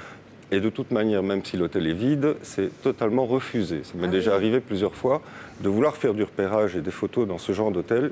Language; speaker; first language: French; native; French